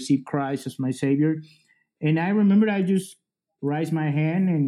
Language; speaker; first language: English; non-native, fluent; Spanish